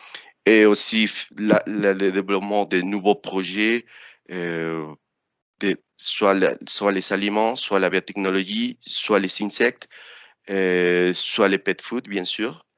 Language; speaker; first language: French; non-native, fluent; Spanish